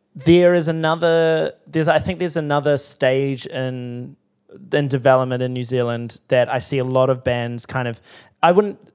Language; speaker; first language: English; native; English